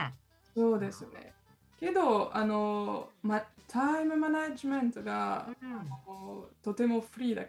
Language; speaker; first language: Japanese; non-native, learner; French